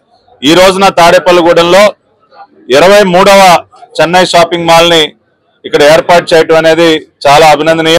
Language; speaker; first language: Telugu; native; Telugu